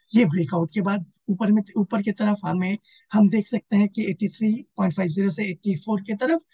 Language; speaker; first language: Hindi; non-native, local second language; Assamese